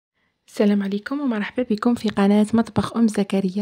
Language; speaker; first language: Arabic; native; Arabic